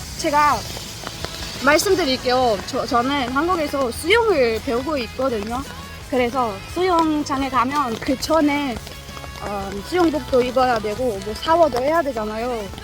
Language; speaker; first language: Korean; non-native, fluent; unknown